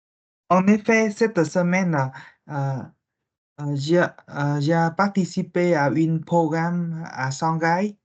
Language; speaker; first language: French; non-native, learner; Vietnamese